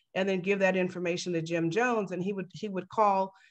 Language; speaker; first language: English; native; English